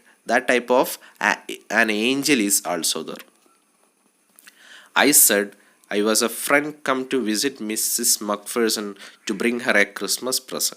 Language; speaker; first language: English; non-native, local second language; Malayalam